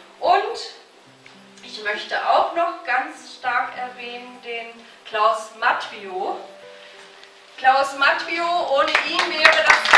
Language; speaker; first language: German; native; German